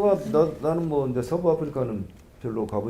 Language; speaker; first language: Korean; native; Korean